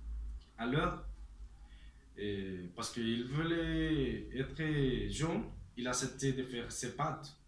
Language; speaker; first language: French; non-native, learner; Spanish